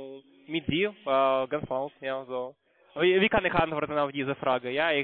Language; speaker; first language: German; non-native, learner; Russian